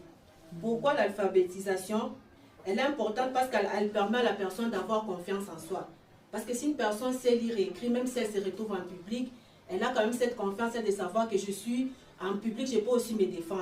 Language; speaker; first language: French; native; French